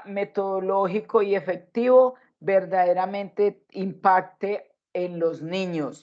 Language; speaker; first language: Spanish; native; Spanish